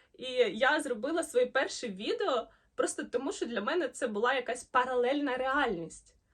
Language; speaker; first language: Ukrainian; non-native, local second language; Russian